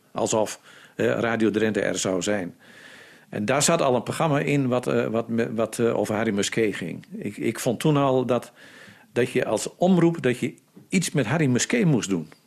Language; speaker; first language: Dutch; native; Dutch